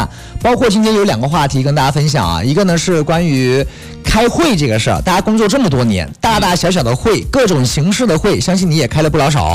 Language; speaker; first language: Chinese; native; Chinese